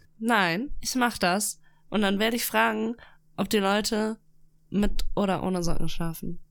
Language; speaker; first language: German; early bilingual, other home language; Russian